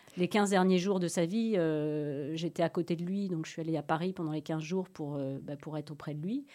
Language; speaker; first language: French; native; French